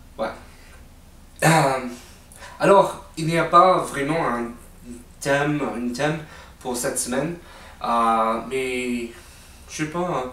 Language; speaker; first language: French; non-native, fluent; English